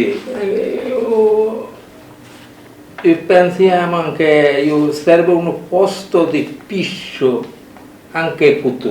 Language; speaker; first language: Italian; non-native, learner; Bangla